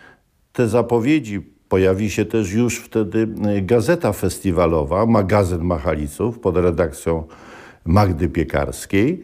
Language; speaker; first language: Polish; native; Polish